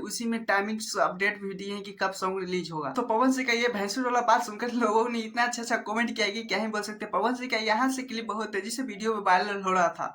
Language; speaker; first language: Hindi; non-native, local second language; Bhojpuri